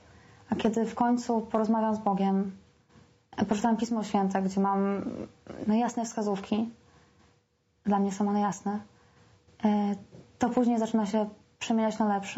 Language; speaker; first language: Polish; native; Polish